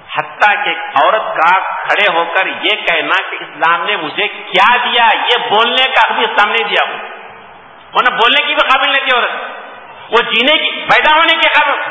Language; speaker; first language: Urdu; native; Urdu